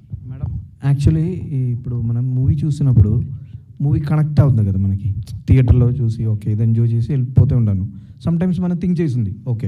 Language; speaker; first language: Telugu; non-native, local second language; Malayalam